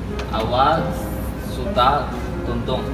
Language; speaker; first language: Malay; non-native, learner; Chinese